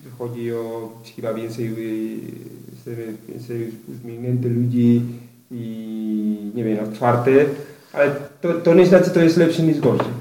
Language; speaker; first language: Polish; non-native, learner; Spanish